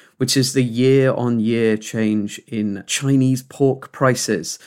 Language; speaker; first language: English; native; English